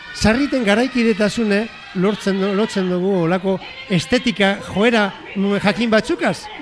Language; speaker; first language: Basque; native; Basque